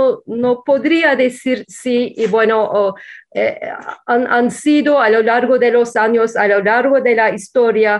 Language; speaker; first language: Spanish; non-native, fluent; Turkish